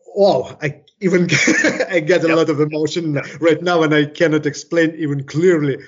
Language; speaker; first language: English; non-native, fluent; Ukrainian